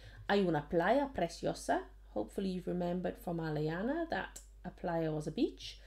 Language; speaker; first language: English; native; English